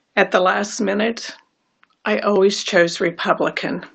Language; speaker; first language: English; native; English